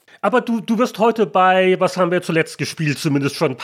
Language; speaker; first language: German; native; German